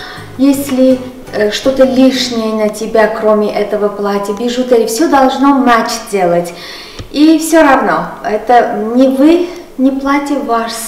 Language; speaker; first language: Russian; non-native, local second language; Armenian